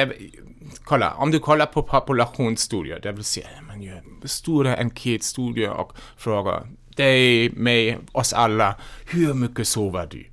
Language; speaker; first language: Swedish; non-native, fluent; German